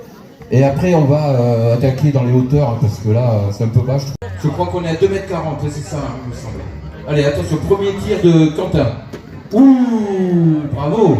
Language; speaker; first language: French; native; French